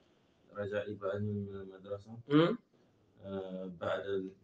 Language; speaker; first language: Arabic; non-native, learner; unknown